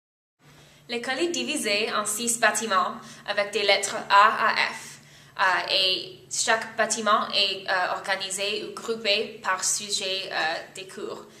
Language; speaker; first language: French; non-native, fluent; English